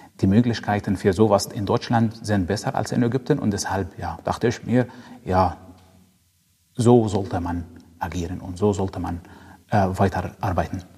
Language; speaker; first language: German; non-native, fluent; Arabic